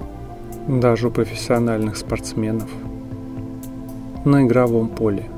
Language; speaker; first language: Russian; native; Russian